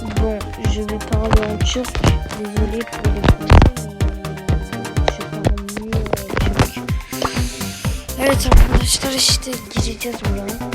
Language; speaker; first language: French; early bilingual, other home language; Turkish